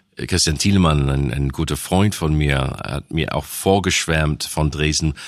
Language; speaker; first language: German; non-native, fluent; English